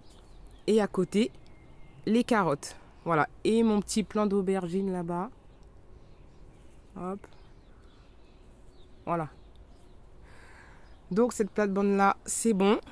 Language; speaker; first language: French; native; French